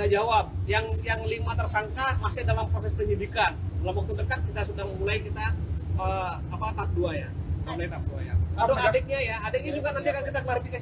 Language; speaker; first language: Indonesian; native; Indonesian